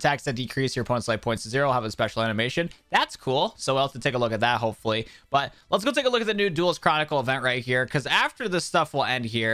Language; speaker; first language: English; native; English